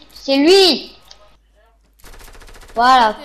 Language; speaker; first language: French; native; French